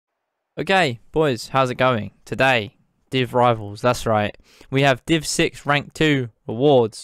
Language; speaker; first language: English; native; English